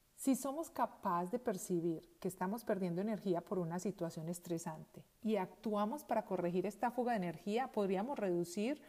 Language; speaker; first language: Spanish; native; Spanish